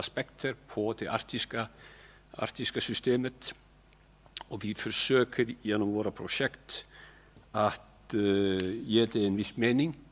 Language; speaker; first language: Swedish; non-native, fluent; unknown